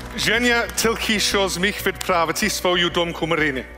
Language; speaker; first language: Ukrainian; non-native, learner; English